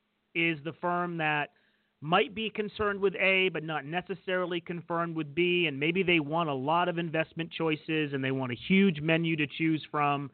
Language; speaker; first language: English; native; English